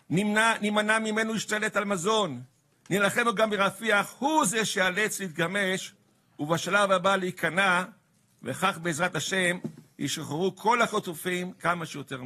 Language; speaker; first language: Hebrew; native; Hebrew